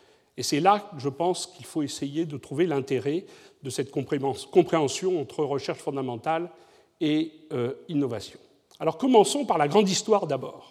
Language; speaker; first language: French; native; French